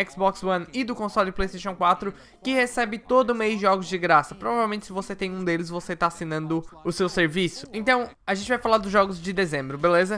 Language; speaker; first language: Portuguese; native; Portuguese